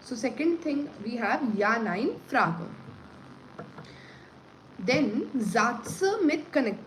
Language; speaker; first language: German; non-native, learner; Hindi